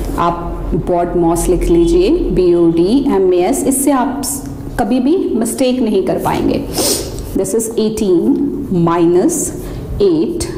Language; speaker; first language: Hindi; non-native, local second language; Punjabi